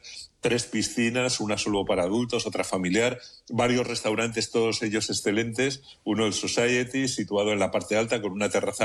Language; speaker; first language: Spanish; native; Spanish